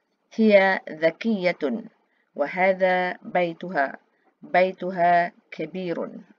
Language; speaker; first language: Arabic; non-native, learner; Malay